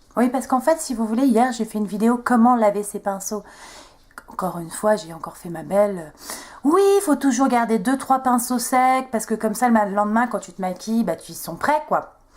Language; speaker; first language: French; native; French